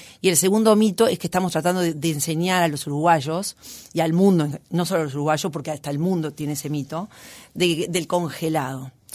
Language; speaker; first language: Spanish; native; Spanish